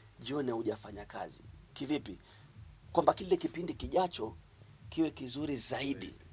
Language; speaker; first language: Swahili; native; Swahili